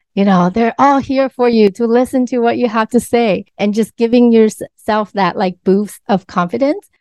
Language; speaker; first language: English; early bilingual, other home language; Chinese